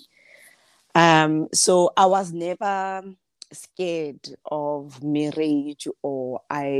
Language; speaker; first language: English; non-native, local second language; Southern Sotho